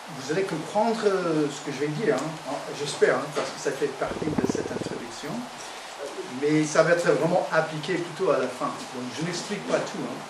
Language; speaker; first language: French; non-native, fluent; English